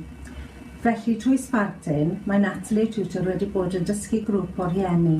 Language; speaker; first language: Welsh; non-native, local second language; English